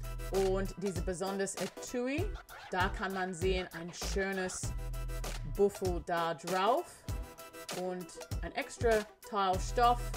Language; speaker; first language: German; non-native, learner; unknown